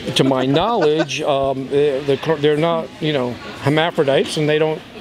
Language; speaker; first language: English; native; English